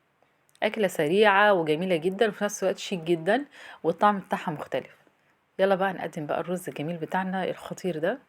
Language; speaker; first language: Arabic; native; Arabic